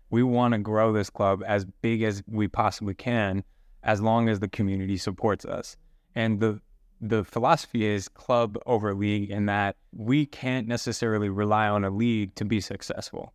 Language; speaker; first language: English; native; English